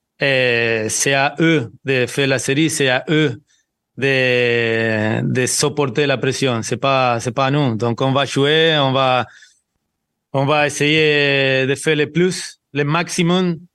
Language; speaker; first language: French; non-native, learner; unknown